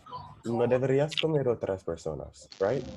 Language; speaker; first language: Spanish; non-native, fluent; English